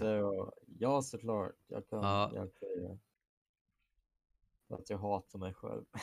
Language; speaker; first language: Swedish; non-native, fluent; German